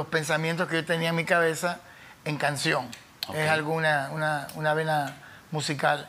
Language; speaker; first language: Spanish; native; Spanish